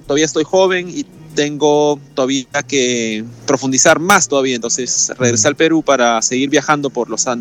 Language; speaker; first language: Spanish; native; Spanish